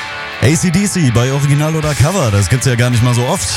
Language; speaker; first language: German; native; German